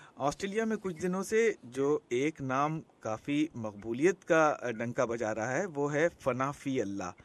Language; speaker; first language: Urdu; native; Urdu